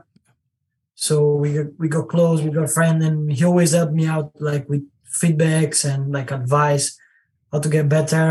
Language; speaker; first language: English; non-native, learner; Italian